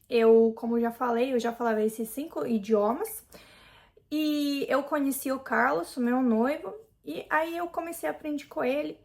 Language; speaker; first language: Portuguese; non-native, fluent; Hungarian